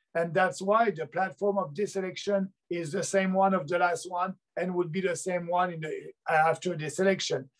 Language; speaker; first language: English; native; English